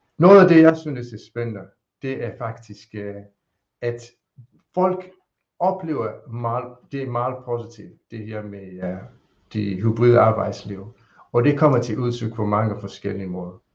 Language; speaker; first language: Danish; non-native, fluent; English